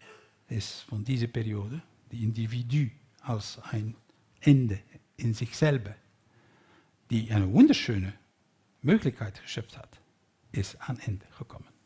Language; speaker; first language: German; non-native, learner; Dutch